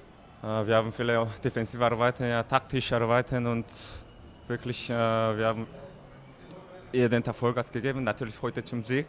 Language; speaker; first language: German; non-native, learner; Korean